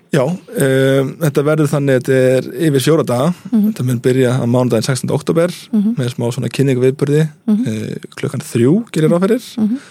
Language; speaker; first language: Icelandic; early bilingual, heritage; Icelandic